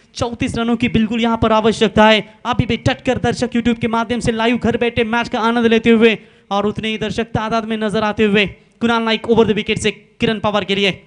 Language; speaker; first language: Hindi; non-native, local second language; Marathi